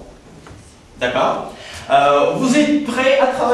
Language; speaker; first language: French; non-native, fluent; Russian